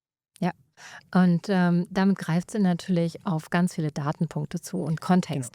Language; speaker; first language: German; native; German